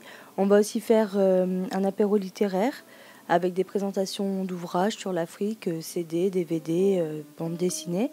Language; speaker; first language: French; native; French